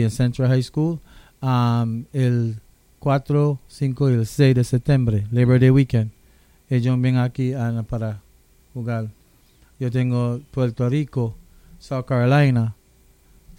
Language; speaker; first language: Spanish; non-native, local second language; English